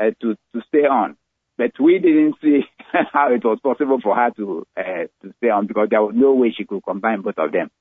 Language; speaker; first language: English; non-native, local second language; Igbo